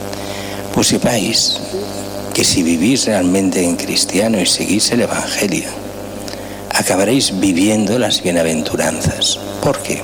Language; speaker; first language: Spanish; native; Spanish